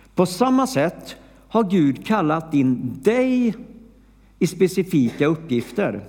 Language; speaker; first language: Swedish; native; Swedish